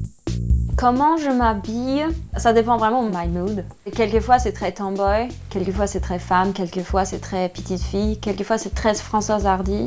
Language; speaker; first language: French; non-native, fluent; Danish